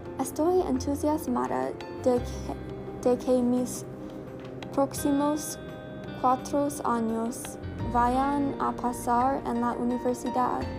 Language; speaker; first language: Spanish; non-native, learner; English